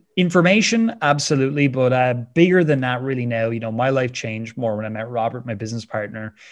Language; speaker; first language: English; native; English